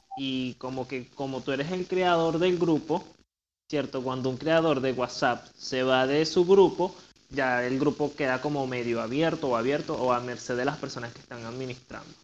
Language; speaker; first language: Spanish; native; Spanish